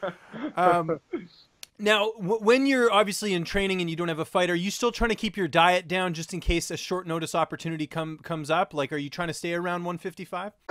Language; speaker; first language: English; native; English